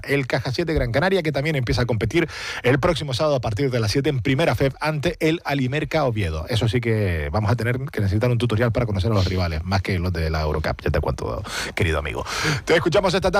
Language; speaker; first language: Spanish; native; Spanish